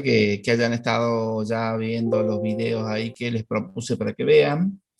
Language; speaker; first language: Spanish; native; Spanish